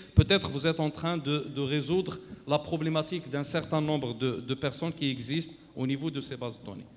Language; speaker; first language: French; non-native, local second language; Arabic